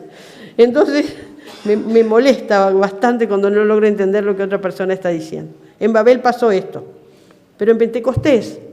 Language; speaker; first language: Spanish; native; Spanish